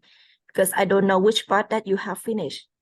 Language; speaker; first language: English; non-native, fluent; Vietnamese